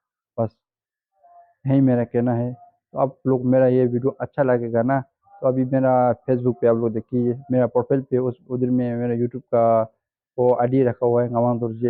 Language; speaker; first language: Hindi; non-native, fluent; Tibetan